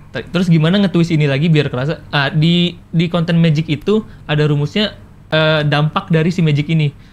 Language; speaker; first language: Indonesian; native; Indonesian